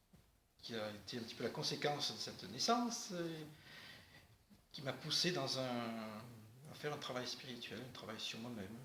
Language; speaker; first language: French; native; French